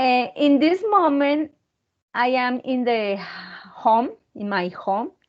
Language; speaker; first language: English; non-native, learner; Spanish